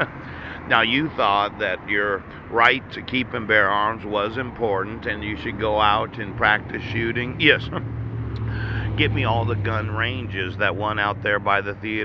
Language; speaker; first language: English; native; English